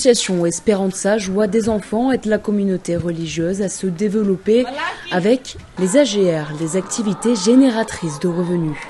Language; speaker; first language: French; native; French